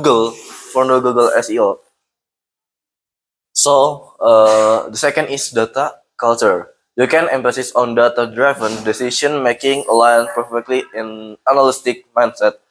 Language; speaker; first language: English; non-native, learner; Indonesian